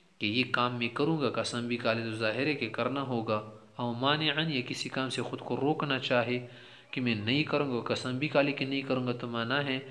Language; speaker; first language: Urdu; non-native, local second language; Pashto